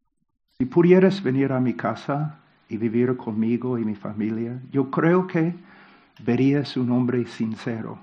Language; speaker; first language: Spanish; non-native, fluent; English